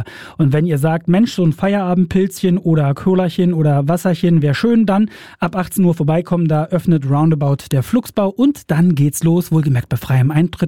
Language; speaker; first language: German; native; German